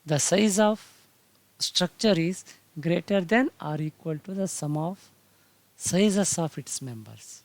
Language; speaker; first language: English; non-native, local second language; Kannada